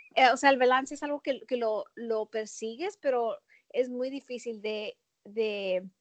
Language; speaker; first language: Spanish; early bilingual, heritage; Spanish